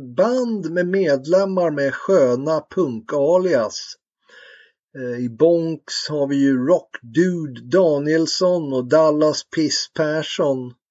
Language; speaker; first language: Swedish; native; Swedish